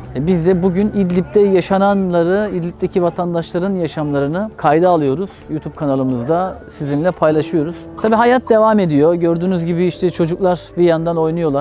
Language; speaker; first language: Turkish; native; Turkish